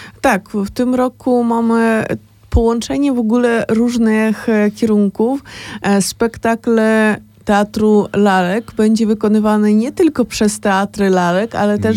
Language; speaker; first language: Polish; non-native, fluent; Ukrainian